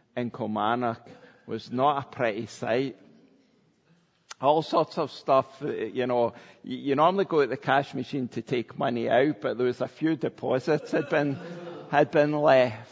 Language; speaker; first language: English; native; English